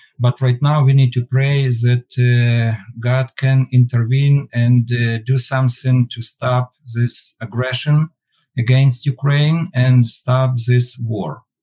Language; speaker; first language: English; non-native, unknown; Ukrainian